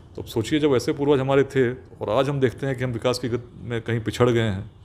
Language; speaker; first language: Hindi; native; Hindi